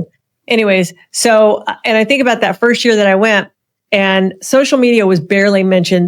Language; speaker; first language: English; native; English